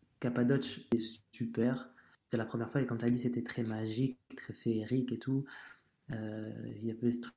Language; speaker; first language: French; native; French